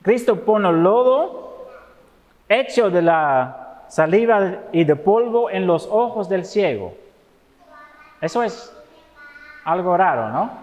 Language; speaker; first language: Spanish; non-native, fluent; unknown